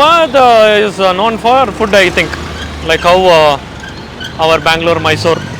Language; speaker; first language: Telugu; non-native, learner; Kannada